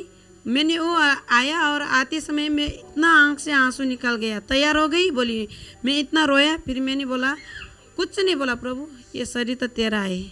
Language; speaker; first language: Hindi; non-native, local second language; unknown